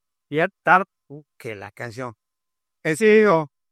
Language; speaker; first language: Spanish; native; Spanish